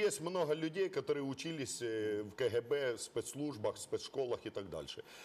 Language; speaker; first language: Russian; non-native, local second language; Ukrainian